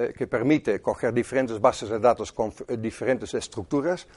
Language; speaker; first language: Spanish; non-native, fluent; Dutch